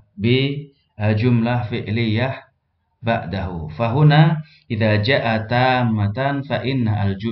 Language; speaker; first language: Arabic; non-native, fluent; Indonesian